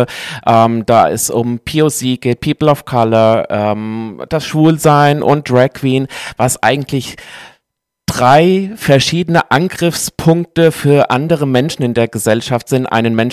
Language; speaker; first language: German; native; German